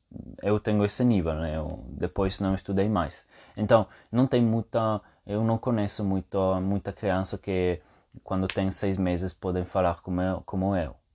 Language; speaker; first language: Portuguese; non-native, fluent; Italian